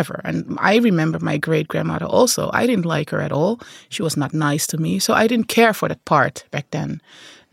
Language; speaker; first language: English; non-native, fluent; Dutch